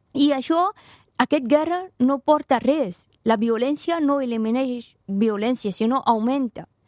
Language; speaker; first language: Catalan; non-native, fluent; Persian